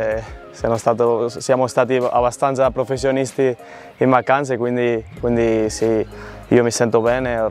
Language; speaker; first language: Italian; non-native, fluent; Spanish